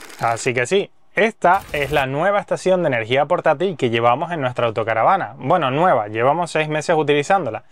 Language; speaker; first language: Spanish; native; Spanish